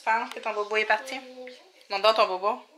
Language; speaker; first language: French; native; French